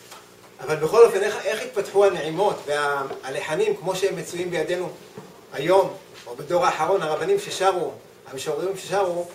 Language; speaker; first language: Hebrew; native; Hebrew